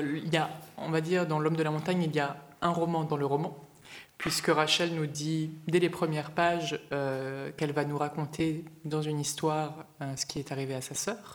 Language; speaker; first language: French; native; French